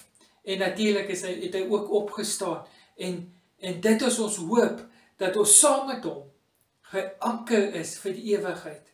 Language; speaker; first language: Afrikaans; native; Afrikaans